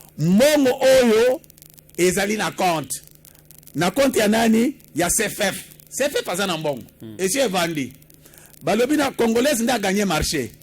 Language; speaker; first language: Lingala; non-native, local second language; Kongo